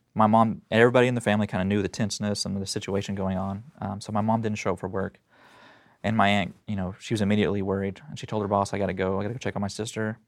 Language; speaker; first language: English; native; English